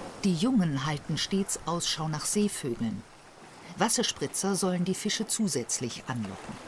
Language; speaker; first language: German; native; German